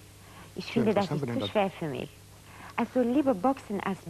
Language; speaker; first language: German; non-native, fluent; Bulgarian